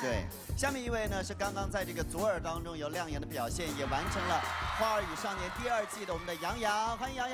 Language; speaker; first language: Chinese; native; Chinese